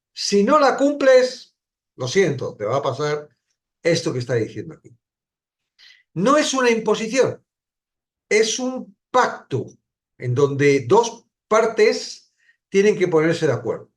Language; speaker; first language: Spanish; native; Spanish